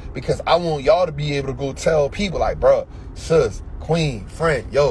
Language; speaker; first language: English; native; English